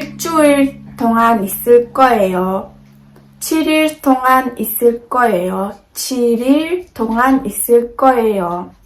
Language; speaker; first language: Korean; non-native, learner; Mongolian